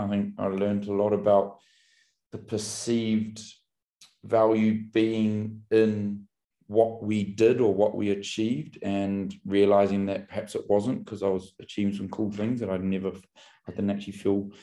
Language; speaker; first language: English; native; English